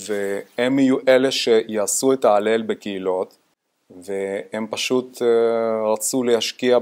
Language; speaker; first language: Hebrew; non-native, fluent; Russian